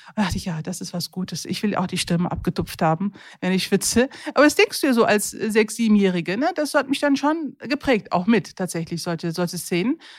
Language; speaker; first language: German; early bilingual, other home language; Turkish